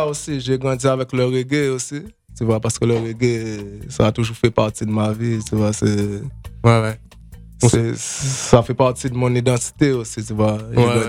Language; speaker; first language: French; native; French